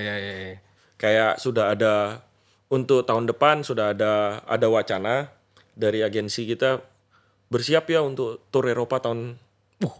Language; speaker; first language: Indonesian; non-native, local second language; Sasak